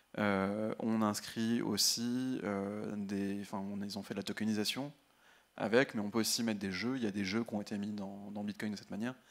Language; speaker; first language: French; native; French